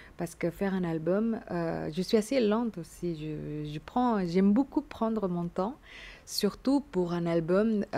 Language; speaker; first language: French; non-native, fluent; Indonesian